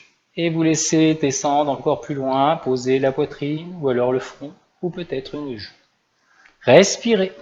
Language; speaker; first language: French; native; French